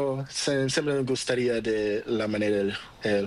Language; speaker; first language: Spanish; non-native, learner; Portuguese